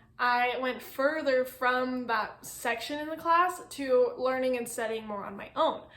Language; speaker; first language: English; native; English